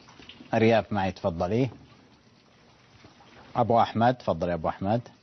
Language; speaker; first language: Arabic; native; Arabic